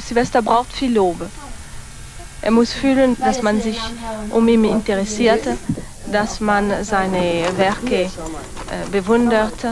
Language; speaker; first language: German; non-native, fluent; French